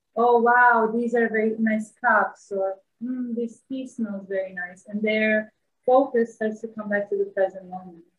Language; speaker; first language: English; non-native, fluent; Bosnian